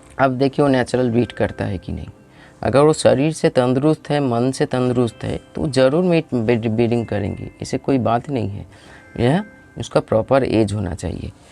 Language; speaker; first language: Hindi; non-native, local second language; Bangla